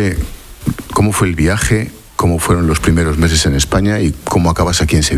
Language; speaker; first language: Spanish; native; Spanish